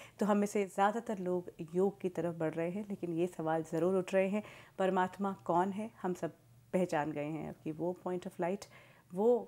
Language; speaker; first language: Hindi; native; Hindi